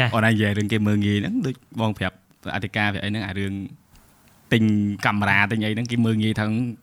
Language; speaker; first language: Khmer; native; Khmer